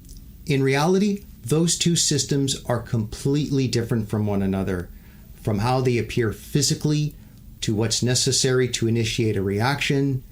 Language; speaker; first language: English; native; English